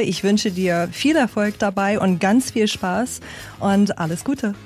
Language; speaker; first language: German; native; German